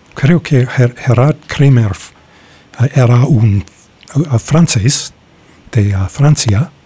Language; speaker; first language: Spanish; non-native, learner; English